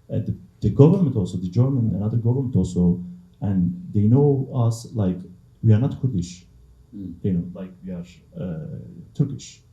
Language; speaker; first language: English; non-native, learner; Kurdish